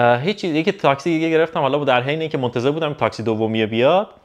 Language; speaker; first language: Persian; native; Persian